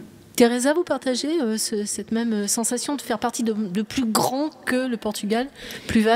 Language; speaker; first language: French; native; French